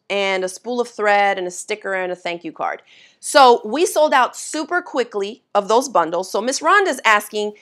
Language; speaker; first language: English; native; English